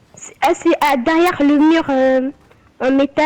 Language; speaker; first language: French; native; French